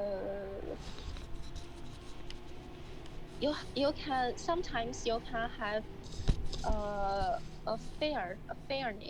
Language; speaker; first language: English; non-native, learner; Chinese